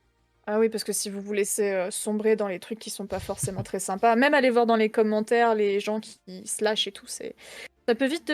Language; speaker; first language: French; native; French